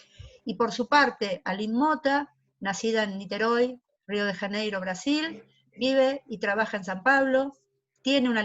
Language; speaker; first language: Spanish; native; Spanish